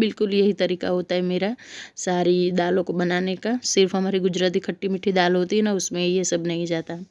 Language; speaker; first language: Hindi; non-native, local second language; Gujarati